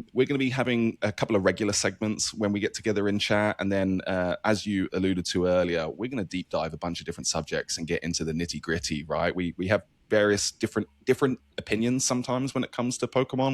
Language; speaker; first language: English; native; English